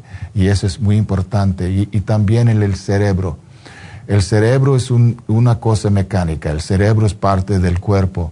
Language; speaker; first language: Spanish; non-native, fluent; English